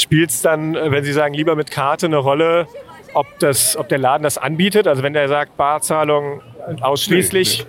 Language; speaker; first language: German; native; German